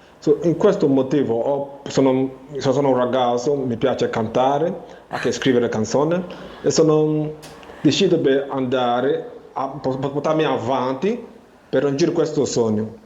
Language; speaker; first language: Italian; non-native, learner; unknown